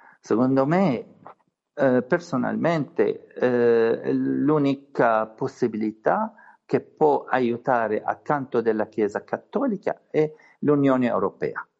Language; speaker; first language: Italian; non-native, fluent; Arabic